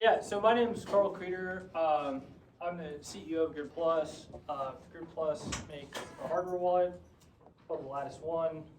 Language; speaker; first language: English; native; English